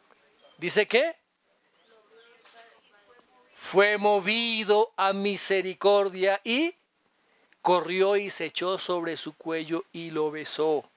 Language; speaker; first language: Spanish; native; Spanish